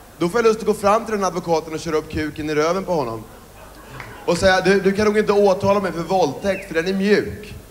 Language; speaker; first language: Swedish; native; Swedish